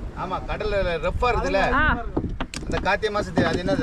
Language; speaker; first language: Tamil; native; Tamil